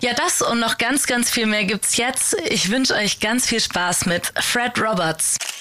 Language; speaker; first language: German; native; German